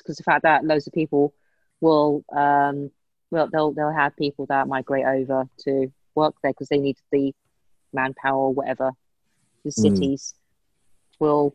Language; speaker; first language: English; native; English